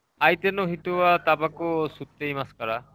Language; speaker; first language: Japanese; non-native, learner; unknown